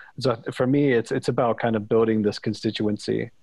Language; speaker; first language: English; native; English